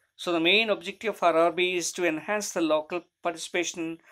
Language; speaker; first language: English; non-native, local second language; Malayalam